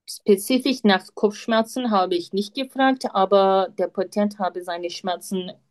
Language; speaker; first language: German; non-native, learner; Turkish